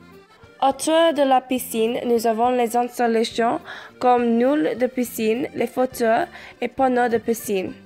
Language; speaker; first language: French; non-native, learner; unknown